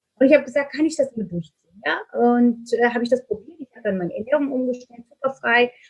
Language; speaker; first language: German; non-native, fluent; Turkish